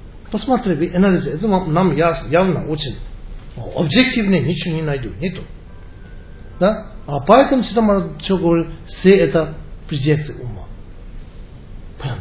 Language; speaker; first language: Russian; non-native, learner; Tibetan